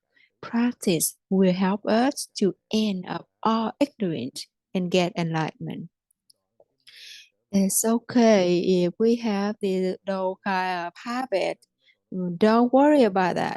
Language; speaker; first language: English; non-native, fluent; Vietnamese